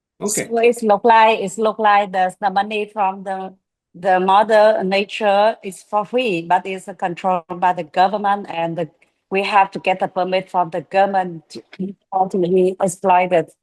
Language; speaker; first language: English; non-native, learner; Vietnamese